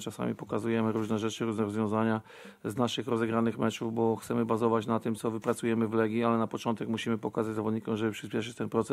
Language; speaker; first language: Polish; native; Polish